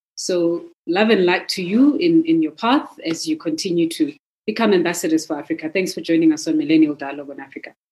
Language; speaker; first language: English; non-native, local second language; Zulu